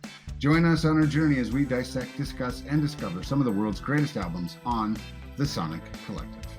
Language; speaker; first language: English; native; English